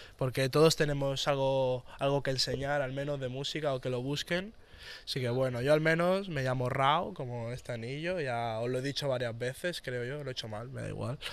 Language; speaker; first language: Spanish; native; Spanish